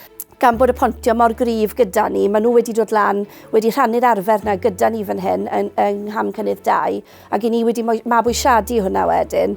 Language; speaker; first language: Welsh; native; Welsh